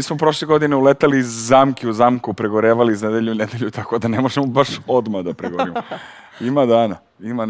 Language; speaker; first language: Serbian; native; Serbian